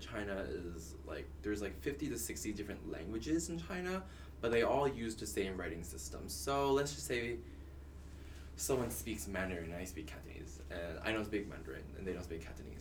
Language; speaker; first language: English; early bilingual, other home language; Cantonese